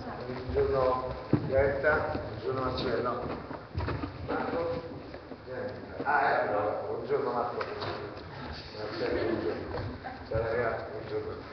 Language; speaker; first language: Italian; native; Italian